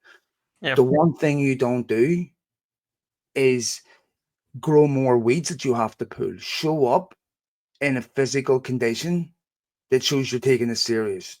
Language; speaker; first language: English; native; English